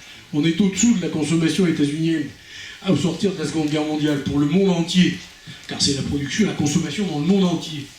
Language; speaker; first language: French; native; French